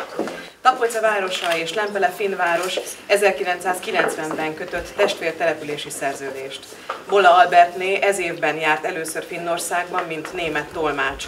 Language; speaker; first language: Hungarian; native; Hungarian